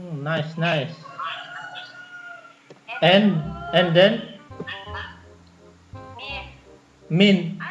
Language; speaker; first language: English; non-native, learner; Indonesian